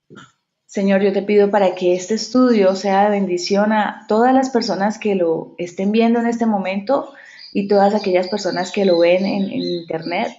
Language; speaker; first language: Spanish; native; Spanish